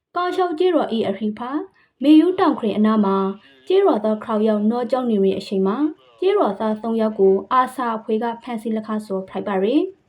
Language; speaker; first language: Burmese; native; Burmese